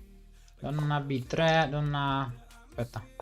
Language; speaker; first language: Italian; non-native, fluent; English